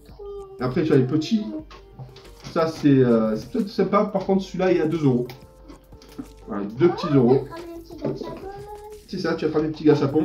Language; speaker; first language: French; native; French